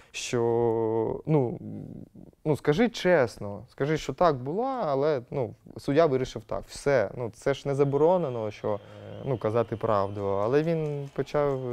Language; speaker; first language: Ukrainian; native; Ukrainian